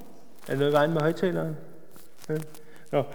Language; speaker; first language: Danish; native; Danish